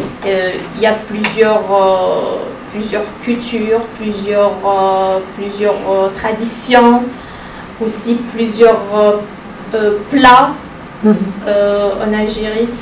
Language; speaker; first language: French; non-native, local second language; Arabic